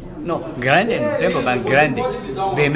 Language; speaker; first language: Portuguese; non-native, learner; Chinese